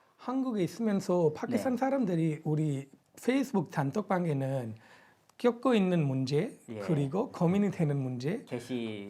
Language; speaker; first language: Korean; non-native, fluent; Punjabi